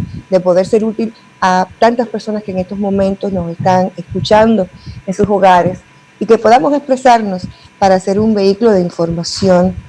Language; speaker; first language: Spanish; native; Spanish